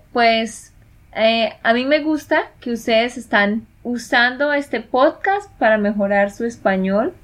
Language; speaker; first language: Spanish; native; Spanish